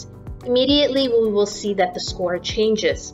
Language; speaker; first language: English; native; English